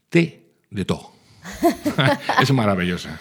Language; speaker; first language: Catalan; non-native, local second language; Spanish